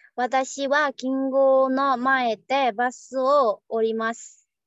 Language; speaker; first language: Japanese; non-native, learner; Burmese